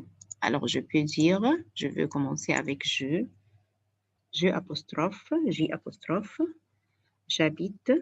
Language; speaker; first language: French; non-native, fluent; Arabic